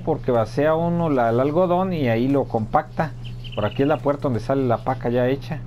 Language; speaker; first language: Spanish; native; Spanish